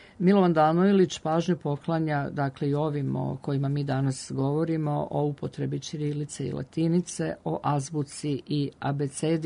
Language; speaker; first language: Serbian; native; Serbian